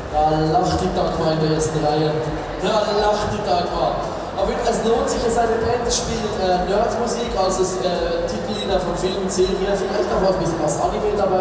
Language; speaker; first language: German; native; German